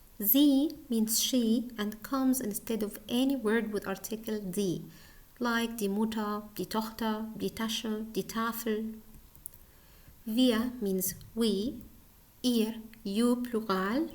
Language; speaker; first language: German; non-native, learner; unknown